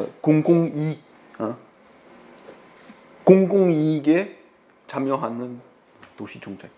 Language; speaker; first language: Korean; non-native, fluent; French